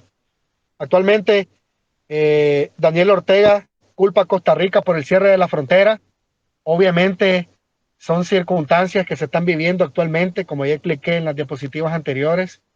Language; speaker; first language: Spanish; native; Spanish